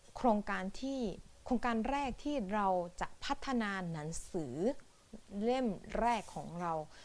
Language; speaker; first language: Thai; non-native, fluent; Japanese